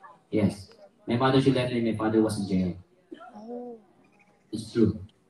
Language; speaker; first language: English; non-native, local second language; Filipino